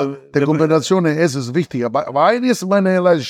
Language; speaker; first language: German; non-native, learner; Italian